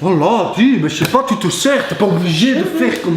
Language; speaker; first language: French; native; French